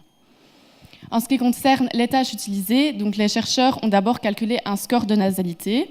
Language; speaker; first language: French; native; French